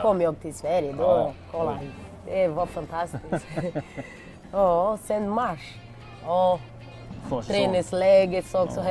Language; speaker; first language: Swedish; non-native, learner; Portuguese